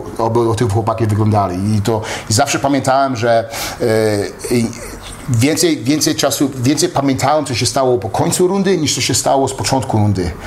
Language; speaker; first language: Polish; early bilingual, heritage; Polish